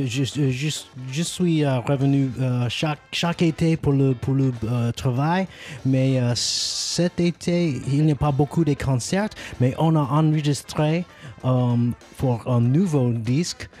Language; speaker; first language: French; non-native, learner; English